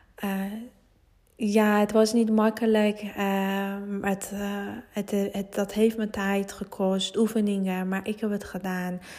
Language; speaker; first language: Dutch; non-native, fluent; Persian